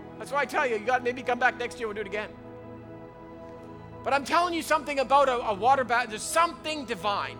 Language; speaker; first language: English; native; English